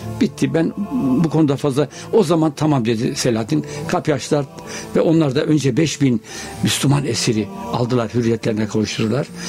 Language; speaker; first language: Turkish; native; Turkish